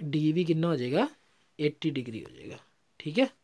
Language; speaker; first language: Hindi; non-native, local second language; Punjabi